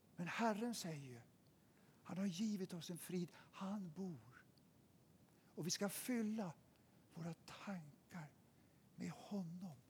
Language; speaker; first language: Swedish; native; Swedish